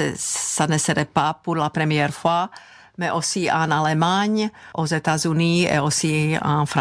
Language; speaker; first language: French; non-native, fluent; Czech